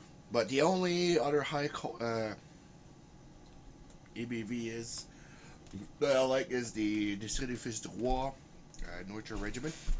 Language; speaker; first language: English; early bilingual, other home language; French